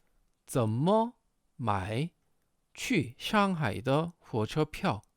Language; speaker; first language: Chinese; non-native, fluent; Korean